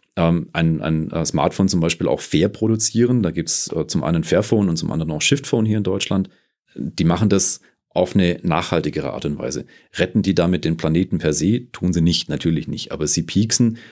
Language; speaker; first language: German; native; German